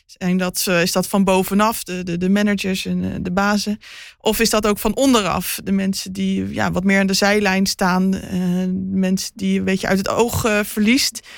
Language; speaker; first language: Dutch; native; Dutch